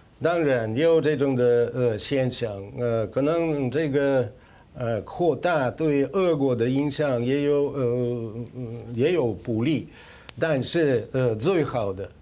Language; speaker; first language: Chinese; non-native, fluent; Russian